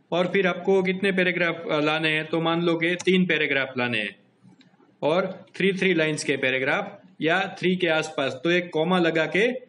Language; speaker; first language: Hindi; non-native, local second language; Gujarati